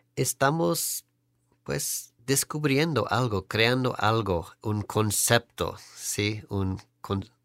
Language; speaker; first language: Spanish; non-native, fluent; English